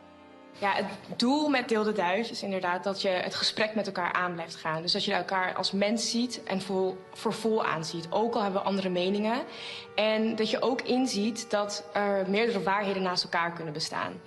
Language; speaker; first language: Dutch; native; Dutch